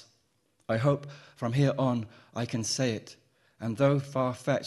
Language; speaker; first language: English; native; English